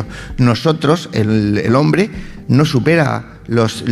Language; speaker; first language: Spanish; native; Spanish